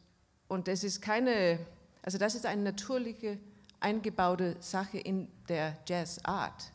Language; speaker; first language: German; non-native, fluent; Danish